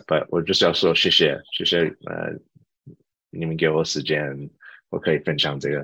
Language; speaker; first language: Chinese; early bilingual, heritage; Chinese